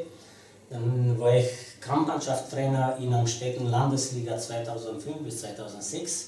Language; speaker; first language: German; non-native, fluent; Romanian